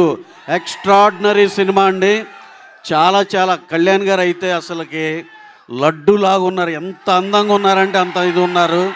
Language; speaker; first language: Telugu; native; Telugu